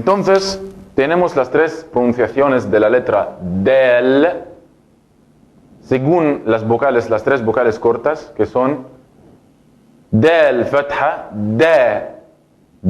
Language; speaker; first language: Spanish; non-native, fluent; Arabic